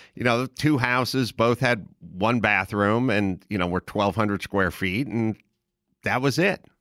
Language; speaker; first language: English; native; English